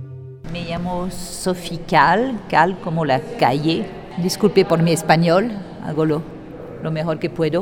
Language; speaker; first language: Spanish; non-native, fluent; French